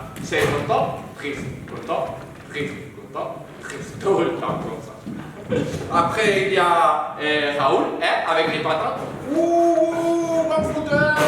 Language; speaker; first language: French; non-native, learner; Spanish